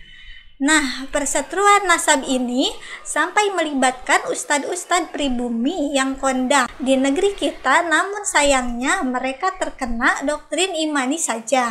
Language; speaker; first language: Indonesian; native; Indonesian